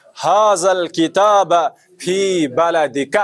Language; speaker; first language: Arabic; non-native, fluent; Kashmiri